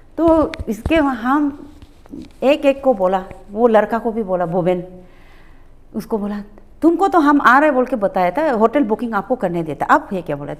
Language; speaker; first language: Hindi; non-native, local second language; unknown